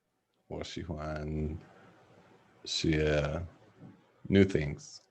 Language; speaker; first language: Chinese; non-native, learner; English